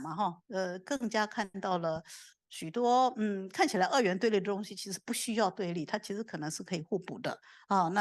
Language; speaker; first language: Chinese; native; Chinese